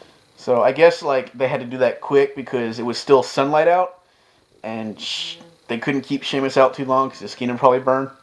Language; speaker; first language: English; native; English